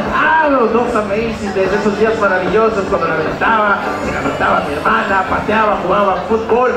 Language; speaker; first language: English; non-native, fluent; Spanish